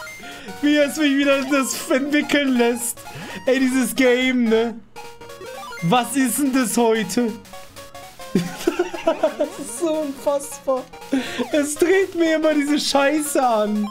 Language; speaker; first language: German; native; German